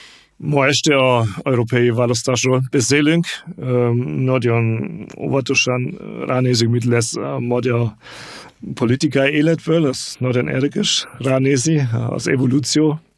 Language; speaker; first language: Hungarian; non-native, fluent; German